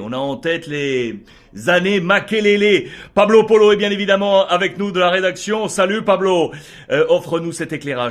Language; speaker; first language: French; native; French